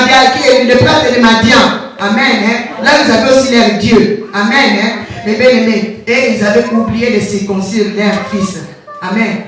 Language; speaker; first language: French; non-native, local second language; Lingala